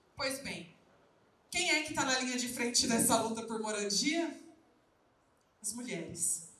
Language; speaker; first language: Portuguese; native; Portuguese